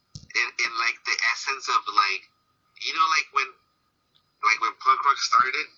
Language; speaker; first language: English; early bilingual, other home language; Spanish